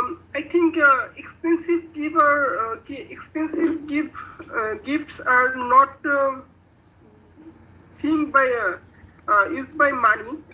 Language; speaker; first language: English; non-native, learner; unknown